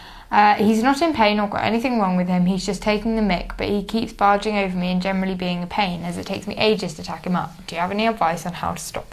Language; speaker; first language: English; native; English